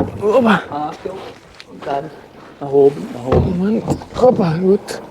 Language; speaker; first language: German; non-native, learner; Ukrainian